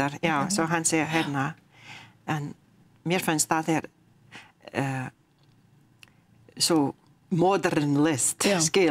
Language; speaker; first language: Icelandic; non-native, learner; English